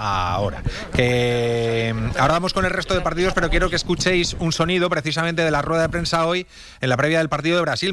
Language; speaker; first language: Spanish; native; Spanish